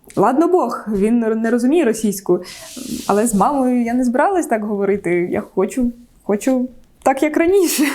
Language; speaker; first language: Ukrainian; non-native, local second language; Russian